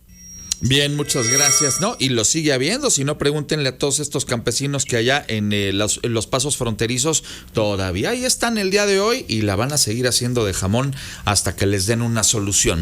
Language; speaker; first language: Spanish; native; Spanish